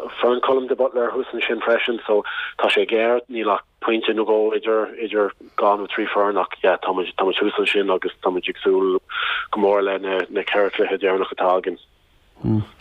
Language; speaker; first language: Irish; non-native, local second language; English